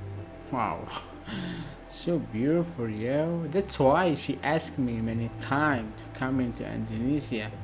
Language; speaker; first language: English; non-native, learner; Arabic